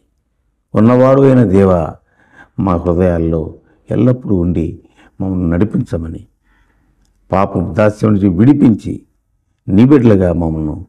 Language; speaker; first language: Telugu; native; Telugu